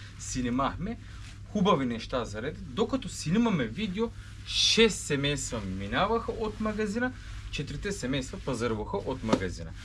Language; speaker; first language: Bulgarian; non-native, local second language; Turkish